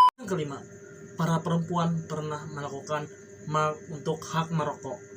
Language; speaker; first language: Indonesian; non-native, local second language; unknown